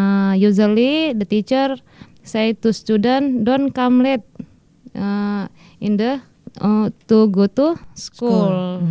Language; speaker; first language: English; non-native, learner; Indonesian